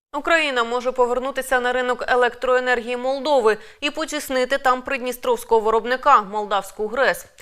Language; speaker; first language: Ukrainian; native; Ukrainian